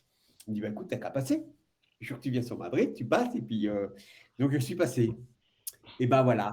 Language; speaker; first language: French; native; French